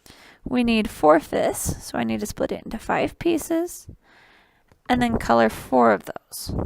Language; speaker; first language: English; native; English